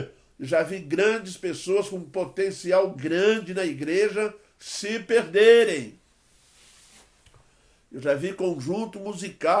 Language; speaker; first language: Portuguese; native; Portuguese